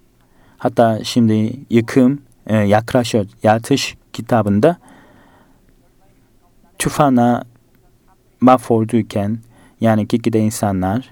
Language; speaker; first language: Turkish; non-native, fluent; Korean